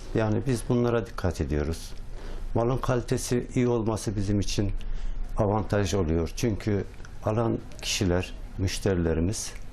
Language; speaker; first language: Turkish; native; Turkish